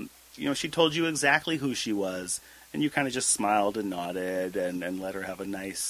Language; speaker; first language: English; native; English